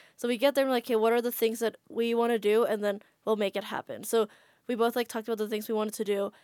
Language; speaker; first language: English; non-native, fluent; Indonesian